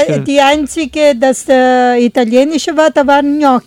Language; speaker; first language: German; non-native, learner; Italian